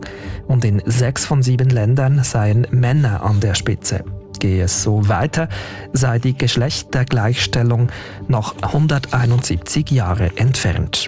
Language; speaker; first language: German; native; German